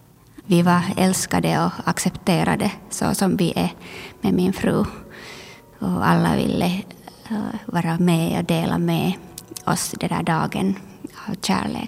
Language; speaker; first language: Swedish; non-native, local second language; Finnish